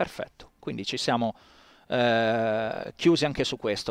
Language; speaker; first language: Italian; native; Italian